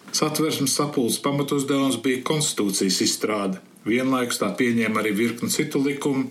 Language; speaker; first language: Latvian; early bilingual, heritage; Latvian